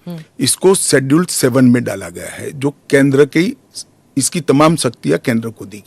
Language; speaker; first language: Hindi; non-native, local second language; Gujarati